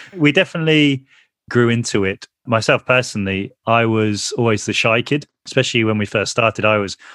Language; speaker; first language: English; native; English